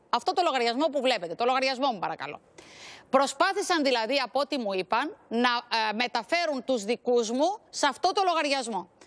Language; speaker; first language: Greek; native; Greek